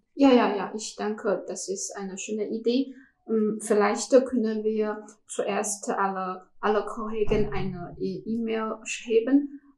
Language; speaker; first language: German; non-native, learner; Chinese